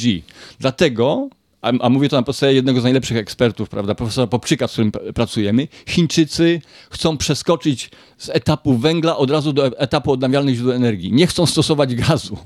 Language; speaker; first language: Polish; native; Polish